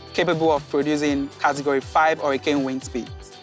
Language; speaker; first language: English; non-native, local second language; Yoruba